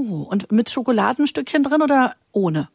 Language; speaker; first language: German; native; German